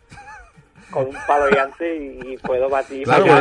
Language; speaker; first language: Spanish; non-native, fluent; German